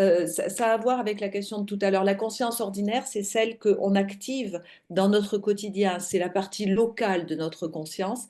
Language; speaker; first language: French; native; French